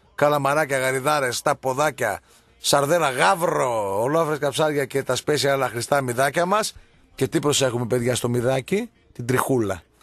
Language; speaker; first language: Greek; native; Greek